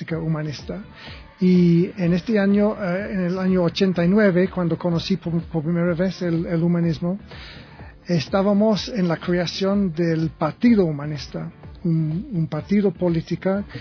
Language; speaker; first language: Spanish; non-native, fluent; English